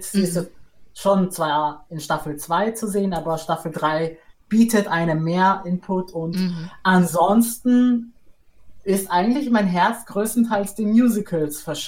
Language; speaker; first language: German; native; German